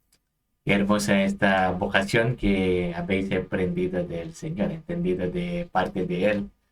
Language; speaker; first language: Spanish; non-native, fluent; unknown